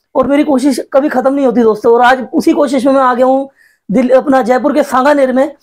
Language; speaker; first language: Hindi; native; Hindi